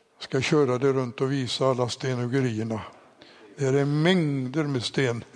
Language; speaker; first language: Swedish; native; Swedish